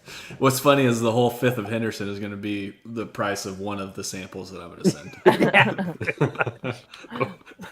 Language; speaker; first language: English; native; English